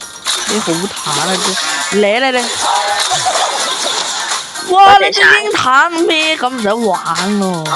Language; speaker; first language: Chinese; early bilingual, heritage; Cantonese